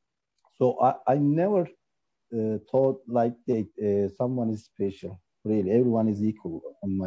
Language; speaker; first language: English; non-native, learner; Turkish